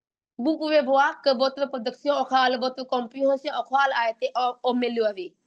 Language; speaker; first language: French; non-native, fluent; Punjabi